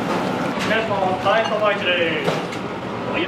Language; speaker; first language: Japanese; native; Japanese